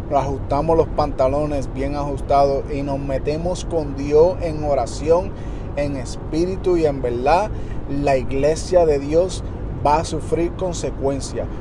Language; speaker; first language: Spanish; early bilingual, heritage; Spanish